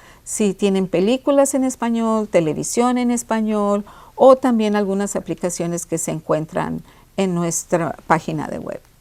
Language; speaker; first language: Spanish; early bilingual, heritage; Spanish